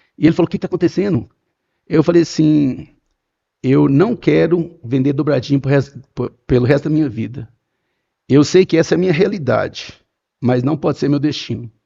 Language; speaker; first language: Portuguese; native; Portuguese